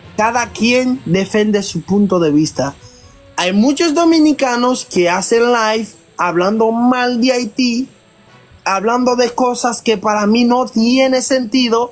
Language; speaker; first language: Spanish; non-native, fluent; Haitian Creole